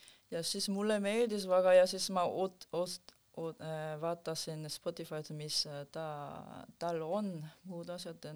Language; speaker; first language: Estonian; non-native, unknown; Korean